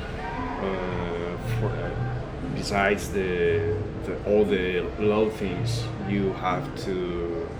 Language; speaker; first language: English; non-native, learner; Spanish